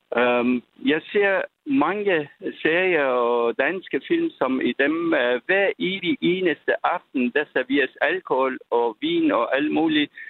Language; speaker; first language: Danish; non-native, fluent; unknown